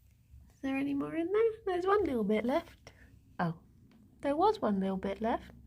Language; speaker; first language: English; native; English